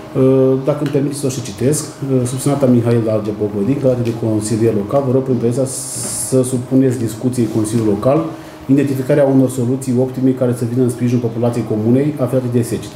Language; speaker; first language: Romanian; native; Romanian